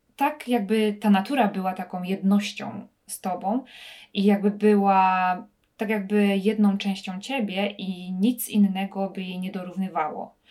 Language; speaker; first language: Polish; native; Polish